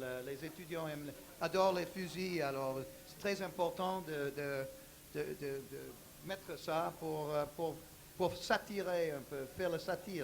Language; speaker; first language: French; non-native, learner; English